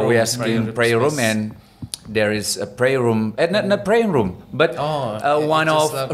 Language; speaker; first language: English; non-native, learner; Indonesian